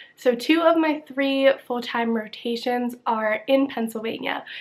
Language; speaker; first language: English; native; English